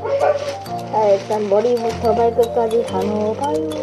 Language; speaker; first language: Korean; native; Korean